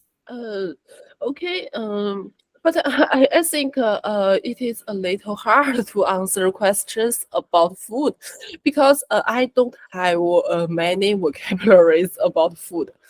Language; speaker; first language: English; non-native, learner; Chinese